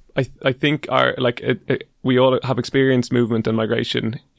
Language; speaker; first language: English; native; English